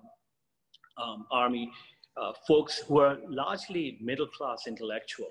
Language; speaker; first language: English; non-native, local second language; Bangla